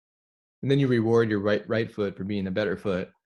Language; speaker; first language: English; native; English